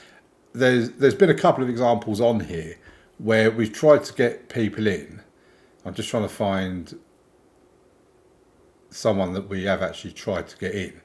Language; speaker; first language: English; native; English